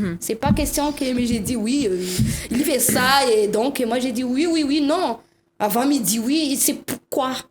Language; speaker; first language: French; non-native, local second language; Malagasy